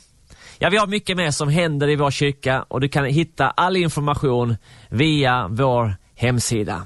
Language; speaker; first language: Swedish; native; Swedish